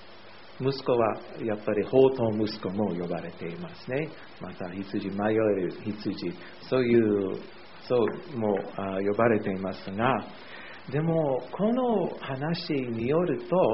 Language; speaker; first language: Japanese; non-native, fluent; English